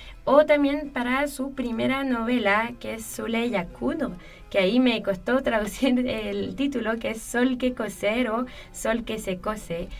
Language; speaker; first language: Spanish; non-native, fluent; French